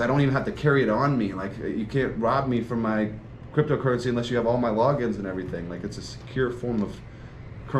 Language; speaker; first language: English; native; English